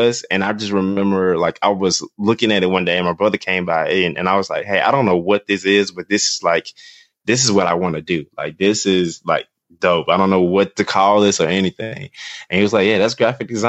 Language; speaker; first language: English; native; English